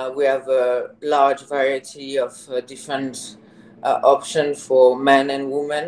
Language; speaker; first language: English; non-native, fluent; French